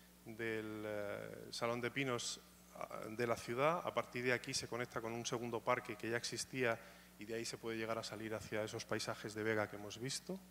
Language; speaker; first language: Spanish; native; Spanish